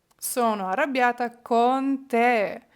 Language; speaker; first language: Italian; non-native, fluent; Ukrainian